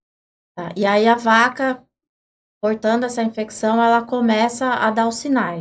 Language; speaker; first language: Portuguese; native; Portuguese